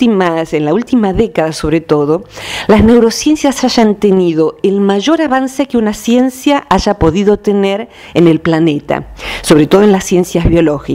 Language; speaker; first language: Spanish; native; Spanish